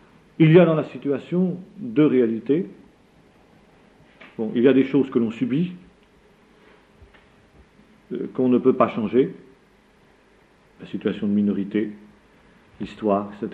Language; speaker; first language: French; native; French